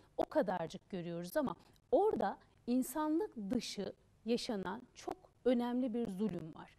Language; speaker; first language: Turkish; native; Turkish